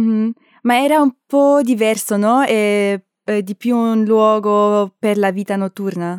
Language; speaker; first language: Italian; non-native, learner; German